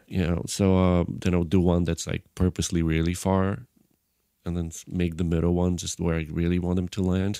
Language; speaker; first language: English; non-native, fluent; Bulgarian